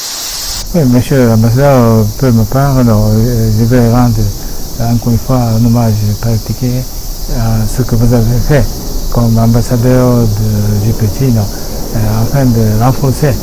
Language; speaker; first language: French; non-native, fluent; Japanese